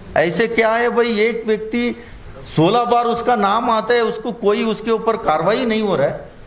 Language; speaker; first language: Hindi; non-native, local second language; Kannada